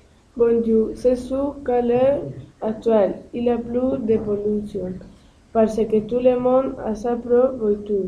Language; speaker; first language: French; non-native, learner; Spanish